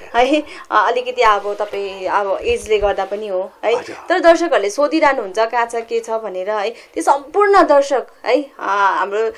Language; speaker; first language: Nepali; native; Nepali